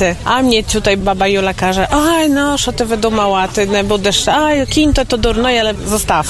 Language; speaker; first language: Polish; non-native, local second language; Ukrainian